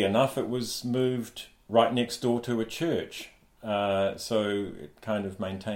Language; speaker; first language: English; native; English